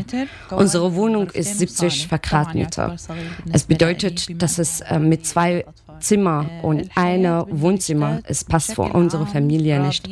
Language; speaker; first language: German; non-native, learner; Arabic